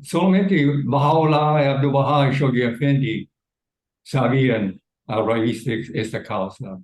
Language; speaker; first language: Spanish; non-native, fluent; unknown